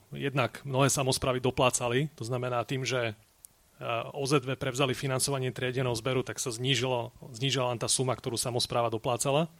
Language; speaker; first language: Slovak; native; Slovak